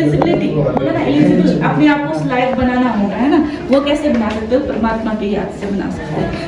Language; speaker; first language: Hindi; native; Hindi